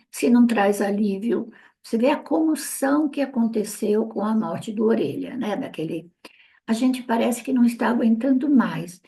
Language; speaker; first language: Portuguese; early bilingual, other home language; Italian